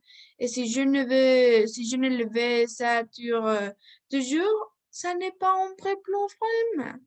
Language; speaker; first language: French; non-native, learner; Spanish